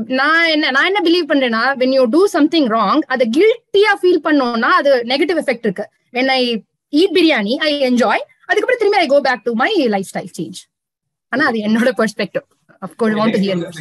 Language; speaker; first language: Tamil; native; Tamil